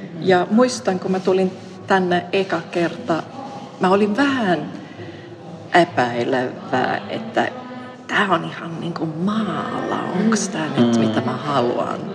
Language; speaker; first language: Finnish; non-native, fluent; Swedish